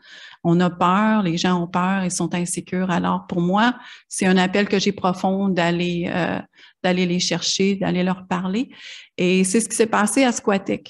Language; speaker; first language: French; native; French